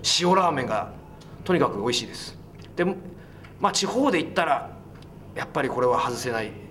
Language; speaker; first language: Japanese; native; Japanese